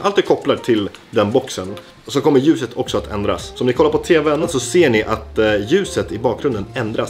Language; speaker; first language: Swedish; native; Swedish